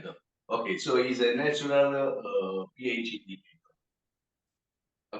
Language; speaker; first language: English; non-native, learner; Italian